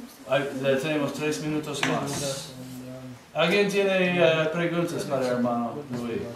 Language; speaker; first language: Spanish; non-native, learner; English